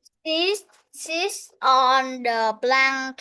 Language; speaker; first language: English; non-native, learner; Vietnamese